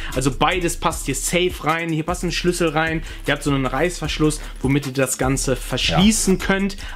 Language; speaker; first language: German; early bilingual, other home language; Portuguese